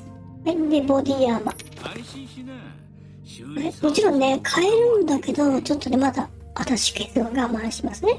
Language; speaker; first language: Japanese; native; Japanese